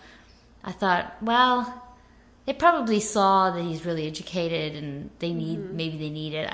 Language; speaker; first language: English; native; English